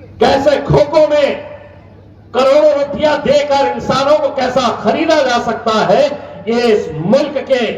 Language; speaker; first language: Urdu; native; Urdu